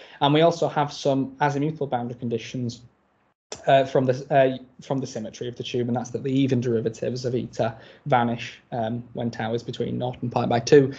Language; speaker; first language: English; native; English